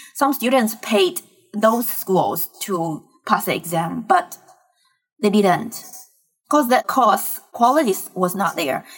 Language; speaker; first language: English; non-native, fluent; Chinese